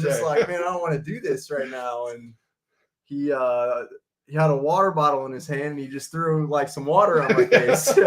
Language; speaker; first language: English; native; English